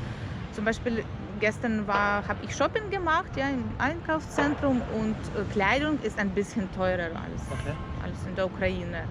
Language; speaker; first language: German; non-native, learner; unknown